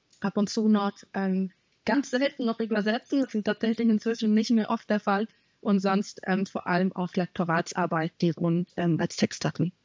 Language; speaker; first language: German; native; German